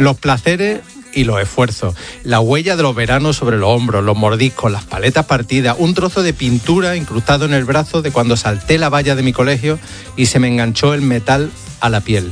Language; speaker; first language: Spanish; native; Spanish